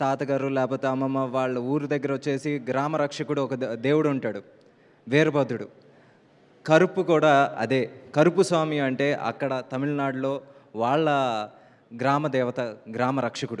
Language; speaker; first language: Telugu; native; Telugu